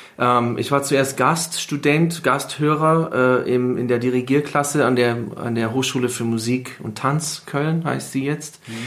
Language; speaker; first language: German; non-native, fluent; English